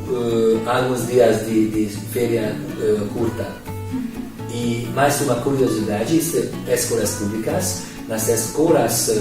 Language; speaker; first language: Portuguese; non-native, fluent; Hungarian